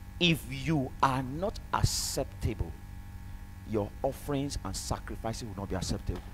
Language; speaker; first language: English; non-native, local second language; Yoruba